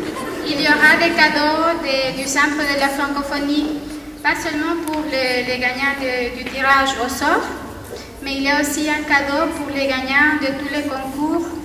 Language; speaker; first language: French; non-native, fluent; Spanish